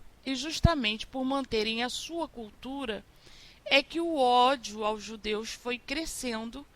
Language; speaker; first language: Portuguese; native; Portuguese